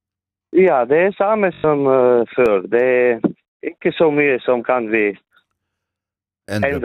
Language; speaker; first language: Norwegian; non-native, local second language; Northern Sami